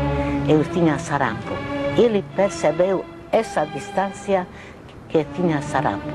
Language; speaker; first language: Portuguese; non-native, fluent; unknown